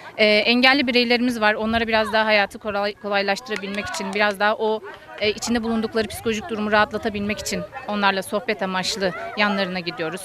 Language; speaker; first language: Turkish; native; Turkish